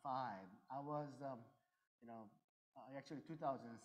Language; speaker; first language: English; early bilingual, other home language; Korean